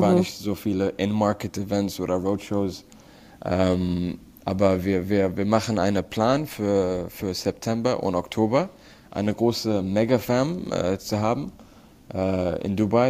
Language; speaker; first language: German; non-native, learner; Arabic